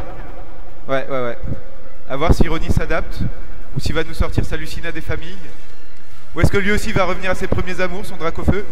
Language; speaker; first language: French; native; French